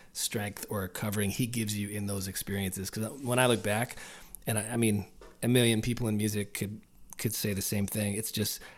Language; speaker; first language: English; native; English